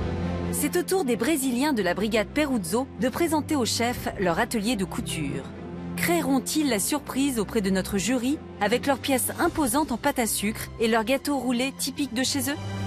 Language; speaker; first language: French; native; French